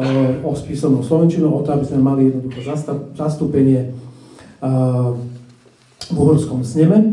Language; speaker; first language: Slovak; native; Slovak